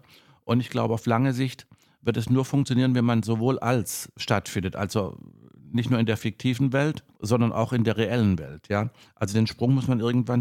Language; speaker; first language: German; native; German